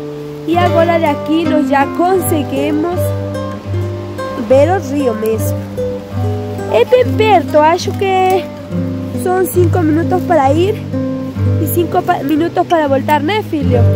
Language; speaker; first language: Portuguese; non-native, local second language; Spanish